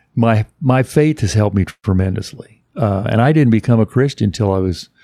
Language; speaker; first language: English; native; English